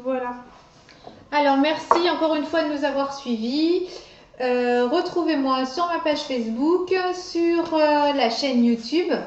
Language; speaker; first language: French; native; French